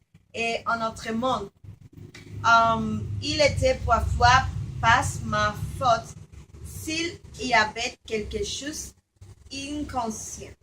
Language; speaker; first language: French; non-native, learner; Spanish